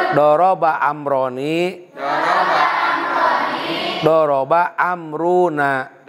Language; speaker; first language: Arabic; non-native, fluent; Sundanese